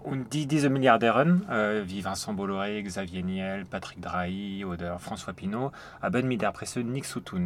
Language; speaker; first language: German; non-native, fluent; French